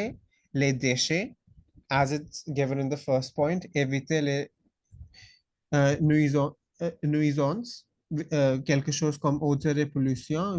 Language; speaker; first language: French; non-native, fluent; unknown